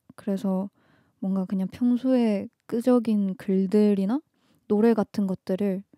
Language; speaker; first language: Korean; native; Korean